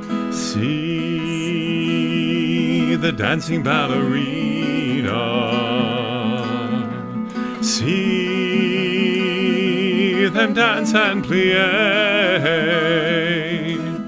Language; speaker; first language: English; native; English